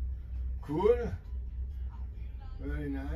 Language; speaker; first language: English; non-native, learner; German